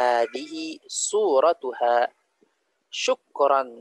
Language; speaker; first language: Arabic; non-native, fluent; Indonesian